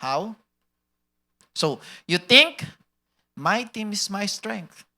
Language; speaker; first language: English; non-native, local second language; Filipino